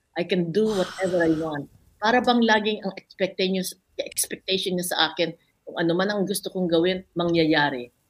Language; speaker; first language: Filipino; non-native, local second language; Bikol